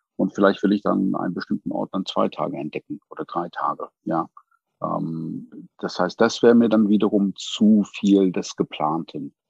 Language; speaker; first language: German; non-native, fluent; English